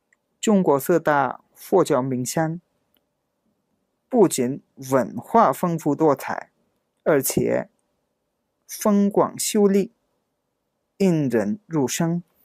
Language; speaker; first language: Chinese; non-native, fluent; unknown